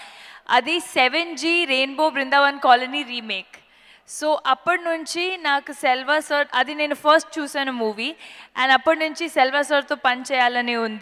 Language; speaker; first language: Telugu; non-native, fluent; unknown